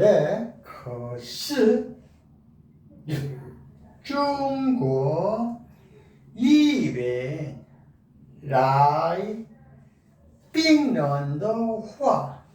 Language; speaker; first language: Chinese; non-native, learner; Korean